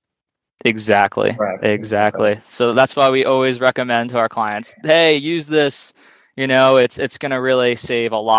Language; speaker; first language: English; native; English